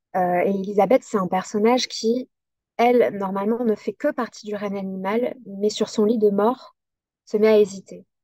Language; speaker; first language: French; native; French